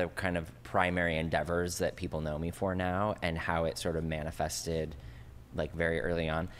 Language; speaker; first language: English; native; English